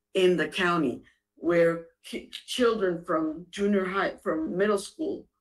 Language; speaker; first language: English; native; English